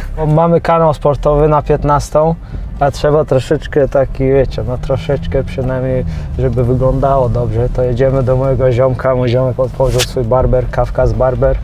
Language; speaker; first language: Polish; non-native, fluent; Chechen